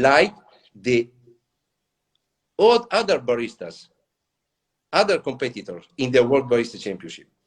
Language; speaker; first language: English; non-native, learner; Italian